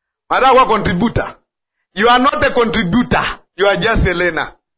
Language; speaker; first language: English; non-native, local second language; Swahili